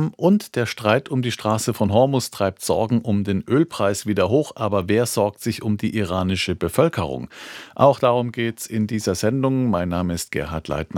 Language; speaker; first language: German; native; German